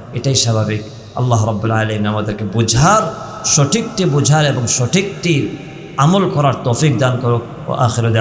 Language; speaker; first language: Bangla; early bilingual, heritage; Bangla